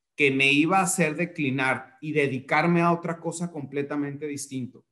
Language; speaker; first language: Spanish; native; Spanish